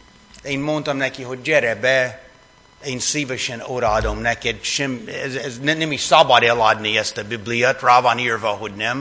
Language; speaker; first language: Hungarian; non-native, fluent; English